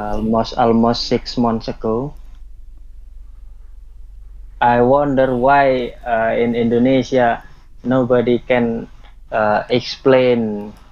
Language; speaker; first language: English; non-native, learner; Indonesian